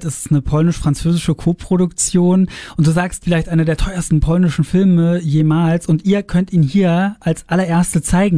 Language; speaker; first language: German; native; German